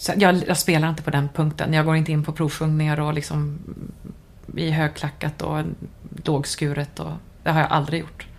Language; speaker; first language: Swedish; native; Swedish